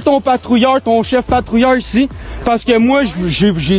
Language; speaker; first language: French; native; French